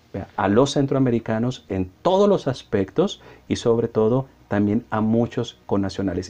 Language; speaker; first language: Spanish; native; Spanish